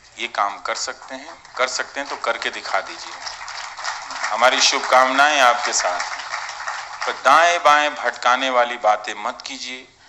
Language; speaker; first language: Hindi; non-native, local second language; Bhojpuri